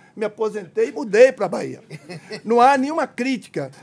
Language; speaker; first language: Portuguese; native; Portuguese